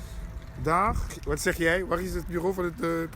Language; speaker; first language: Dutch; non-native, learner; French